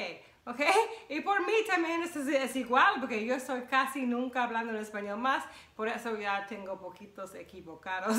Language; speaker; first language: Spanish; non-native, fluent; English